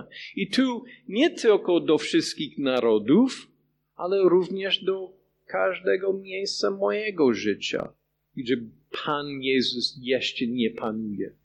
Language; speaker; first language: Polish; non-native, fluent; English